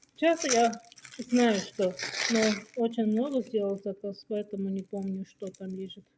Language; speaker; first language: Russian; non-native, local second language; Armenian